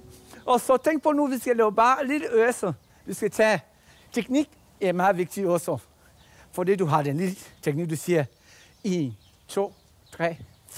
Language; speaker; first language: Danish; non-native, fluent; French